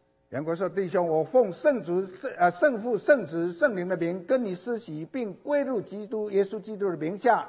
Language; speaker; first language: Chinese; native; Chinese